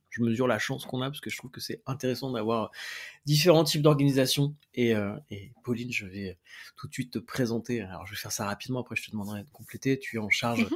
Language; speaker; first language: French; native; French